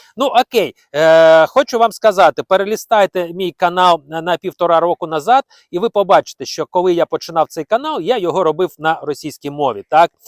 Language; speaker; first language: Ukrainian; non-native, local second language; Russian